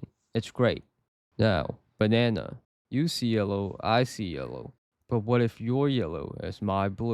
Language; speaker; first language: English; native; English